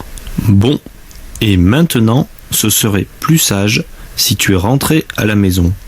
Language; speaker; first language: French; native; French